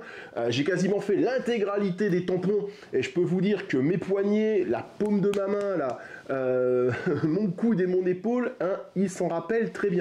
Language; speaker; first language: French; native; French